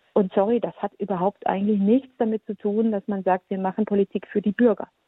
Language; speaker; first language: German; early bilingual, heritage; German